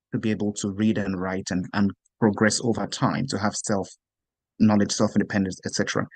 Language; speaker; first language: English; non-native, local second language; Yoruba